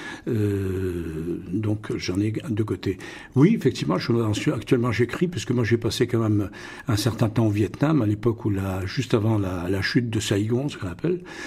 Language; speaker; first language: French; non-native, local second language; Russian